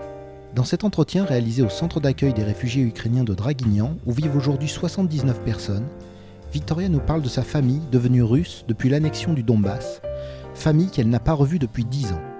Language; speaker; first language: French; native; French